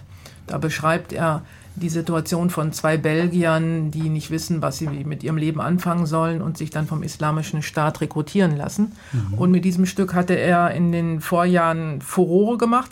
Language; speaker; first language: German; native; German